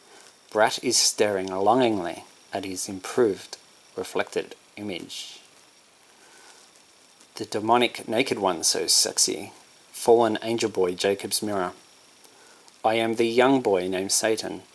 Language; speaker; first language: English; native; English